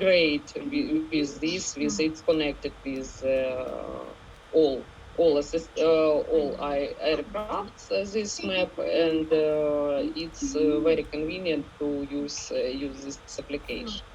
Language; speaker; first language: English; non-native, learner; Ukrainian